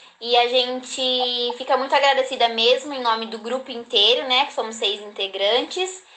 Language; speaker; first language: Portuguese; native; Portuguese